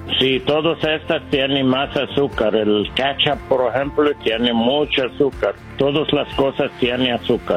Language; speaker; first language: Spanish; non-native, learner; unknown